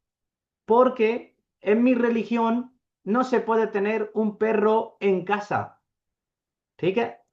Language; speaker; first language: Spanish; non-native, fluent; Urdu